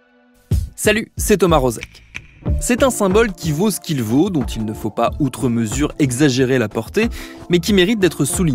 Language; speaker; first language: French; native; French